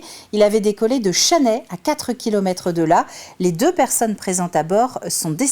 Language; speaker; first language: French; native; French